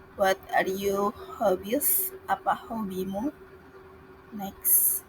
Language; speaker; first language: English; non-native, learner; Indonesian